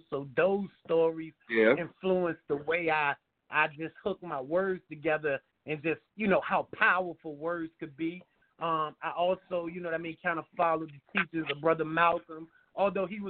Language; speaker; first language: English; native; English